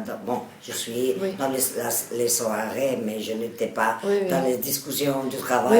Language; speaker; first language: French; non-native, learner; Catalan